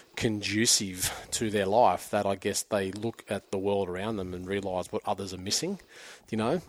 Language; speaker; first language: English; native; English